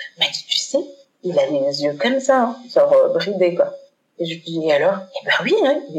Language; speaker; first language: French; early bilingual, other home language; Haitian Creole